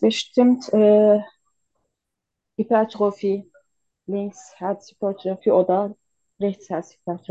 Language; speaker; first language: German; non-native, learner; Turkish